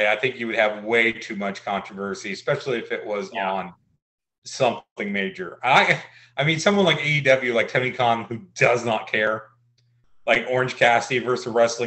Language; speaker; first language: English; native; English